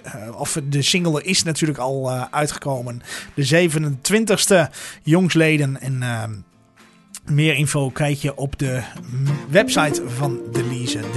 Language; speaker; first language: Dutch; native; Dutch